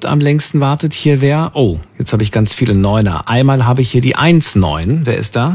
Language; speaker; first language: German; native; German